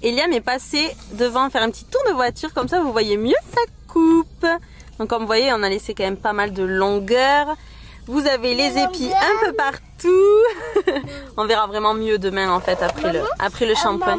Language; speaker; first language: French; native; French